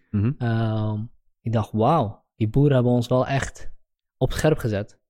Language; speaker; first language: Dutch; early bilingual, other home language; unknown